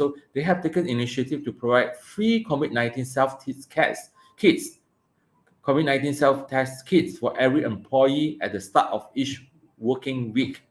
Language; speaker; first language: English; non-native, local second language; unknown